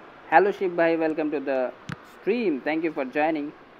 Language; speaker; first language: English; non-native, local second language; Bangla